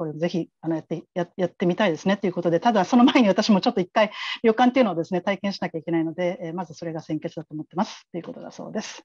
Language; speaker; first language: Japanese; native; Japanese